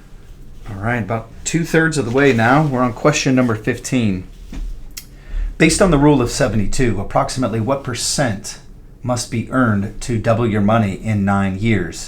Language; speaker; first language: English; native; English